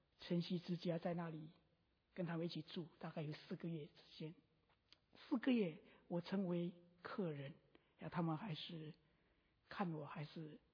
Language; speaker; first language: Chinese; early bilingual, heritage; Chinese